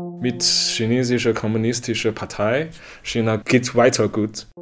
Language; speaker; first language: German; non-native, learner; Chinese